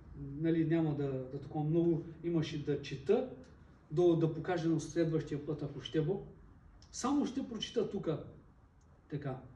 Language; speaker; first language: Bulgarian; non-native, local second language; Turkish